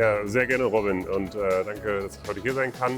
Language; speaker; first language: German; native; German